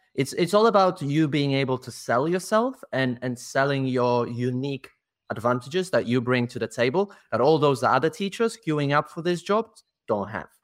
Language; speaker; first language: English; non-native, fluent; Polish